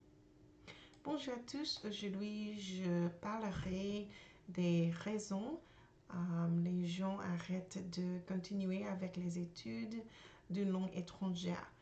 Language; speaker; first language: French; non-native, learner; English